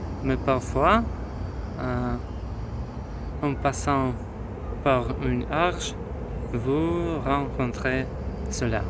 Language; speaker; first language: French; non-native, learner; Russian